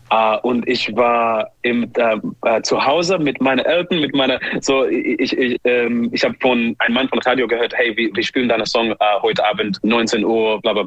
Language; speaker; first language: German; non-native, learner; English